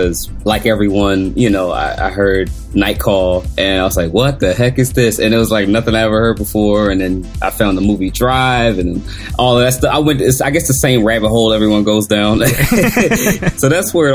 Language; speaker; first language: English; native; English